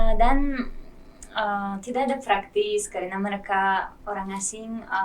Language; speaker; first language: Indonesian; non-native, learner; Kazakh